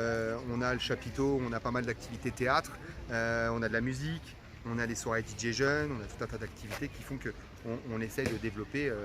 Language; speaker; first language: French; native; French